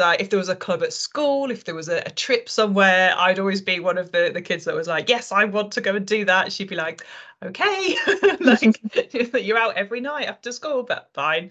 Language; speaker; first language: English; native; English